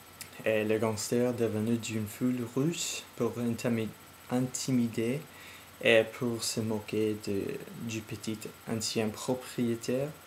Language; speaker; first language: French; non-native, learner; English